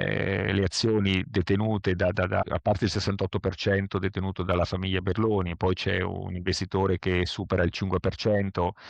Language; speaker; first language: Italian; native; Italian